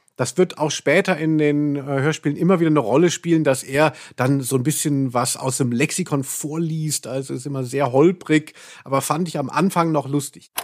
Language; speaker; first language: German; native; German